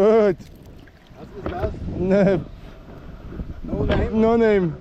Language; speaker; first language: English; non-native, learner; French